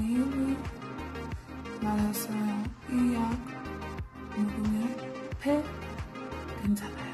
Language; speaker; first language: Korean; non-native, learner; English